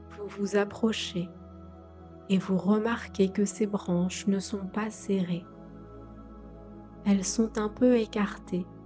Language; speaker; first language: French; native; French